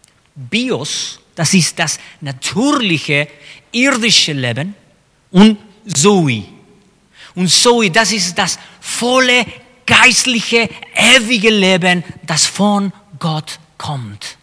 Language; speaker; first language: German; non-native, fluent; Spanish